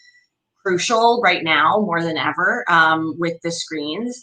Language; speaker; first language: English; native; English